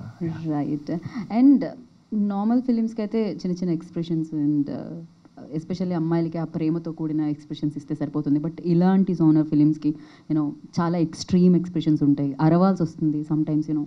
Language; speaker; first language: Telugu; native; Telugu